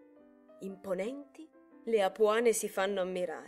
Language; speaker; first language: Italian; native; Italian